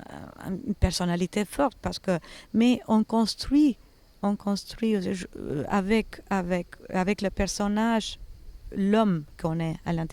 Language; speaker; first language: French; non-native, fluent; Albanian